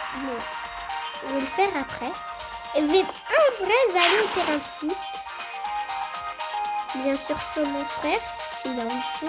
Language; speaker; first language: French; native; French